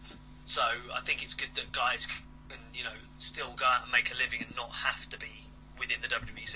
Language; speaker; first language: English; native; English